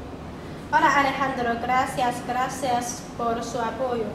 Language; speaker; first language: Spanish; non-native, learner; Chinese